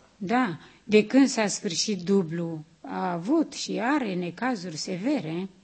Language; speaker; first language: Romanian; native; Romanian